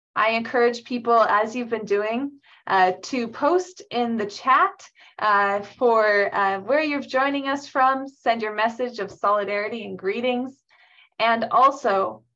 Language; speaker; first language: English; native; English